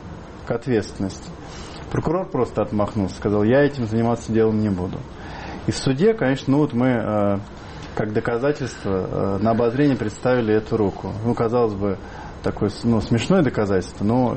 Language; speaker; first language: Russian; native; Russian